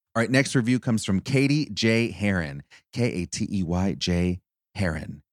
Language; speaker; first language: English; early bilingual, other home language; Spanish